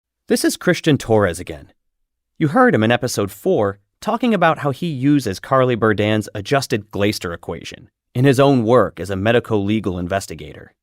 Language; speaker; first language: English; native; English